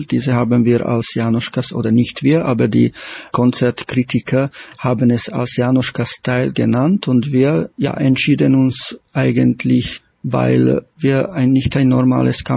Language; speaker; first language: German; non-native, fluent; Slovak